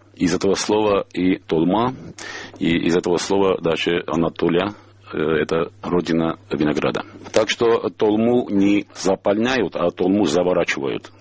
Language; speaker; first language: Russian; non-native, local second language; Armenian